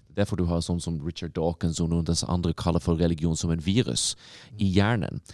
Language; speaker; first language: Norwegian; non-native, fluent; English